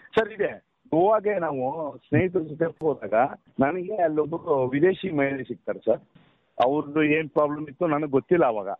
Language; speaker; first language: Kannada; native; Kannada